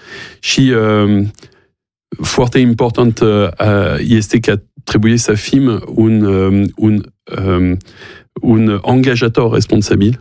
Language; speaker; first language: Romanian; non-native, learner; French